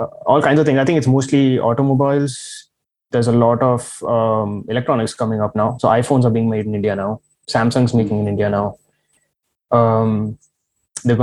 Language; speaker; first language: English; non-native, local second language; Marathi